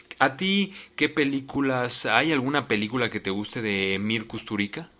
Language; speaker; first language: Spanish; native; Spanish